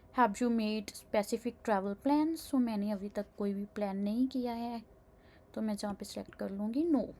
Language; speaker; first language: Hindi; non-native, local second language; Punjabi